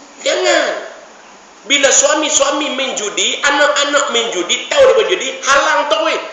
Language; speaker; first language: Malay; native; Malay